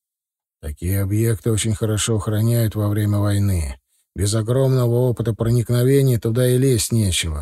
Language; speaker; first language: Russian; native; Russian